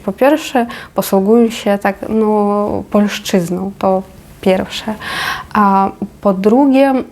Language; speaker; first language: Polish; non-native, fluent; Ukrainian